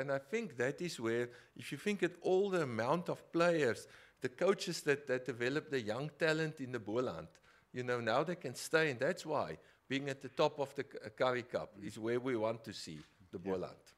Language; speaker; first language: English; non-native, local second language; Afrikaans